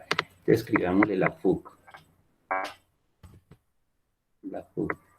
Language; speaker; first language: Spanish; native; Spanish